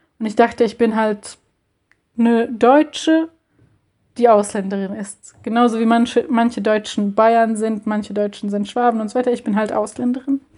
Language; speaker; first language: German; early bilingual, other home language; Bosnian